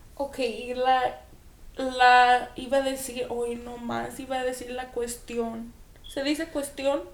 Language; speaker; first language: Spanish; early bilingual, other home language; English